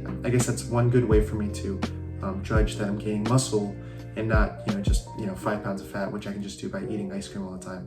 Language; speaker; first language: English; early bilingual, other home language; Chinese